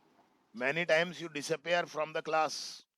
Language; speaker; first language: English; non-native, local second language; Hindi